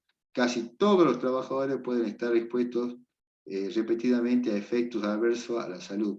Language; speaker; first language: Spanish; native; Spanish